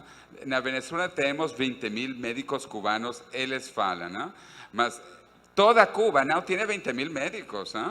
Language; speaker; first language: Portuguese; non-native, fluent; Spanish